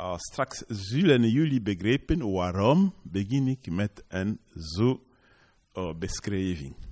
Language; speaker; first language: Dutch; non-native, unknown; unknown